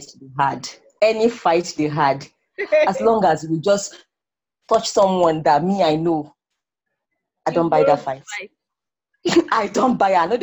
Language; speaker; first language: English; non-native, local second language; Igbo